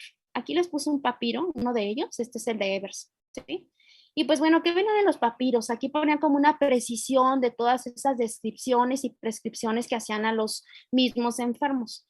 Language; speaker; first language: Spanish; native; Spanish